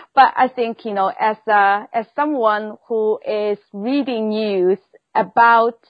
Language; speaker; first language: English; non-native, fluent; Chinese